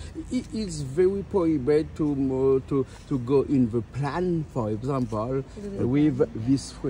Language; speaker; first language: English; non-native, learner; French